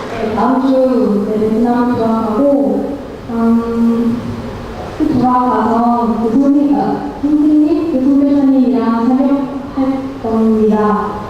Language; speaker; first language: Korean; non-native, learner; Vietnamese